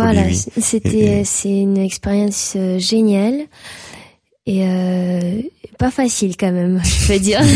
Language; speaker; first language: French; non-native, fluent; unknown